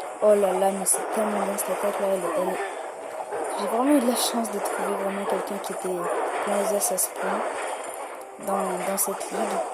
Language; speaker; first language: French; native; French